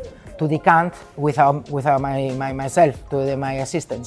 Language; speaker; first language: English; non-native, fluent; Spanish